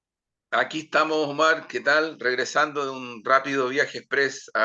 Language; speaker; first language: Spanish; native; Spanish